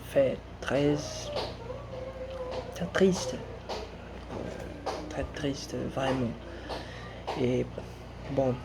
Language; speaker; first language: French; non-native, learner; Portuguese